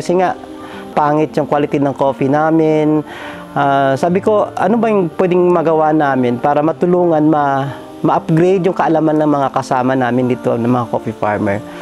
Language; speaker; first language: Filipino; non-native, local second language; Hiligaynon